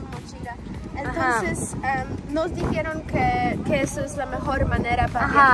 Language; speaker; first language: Spanish; non-native, learner; Polish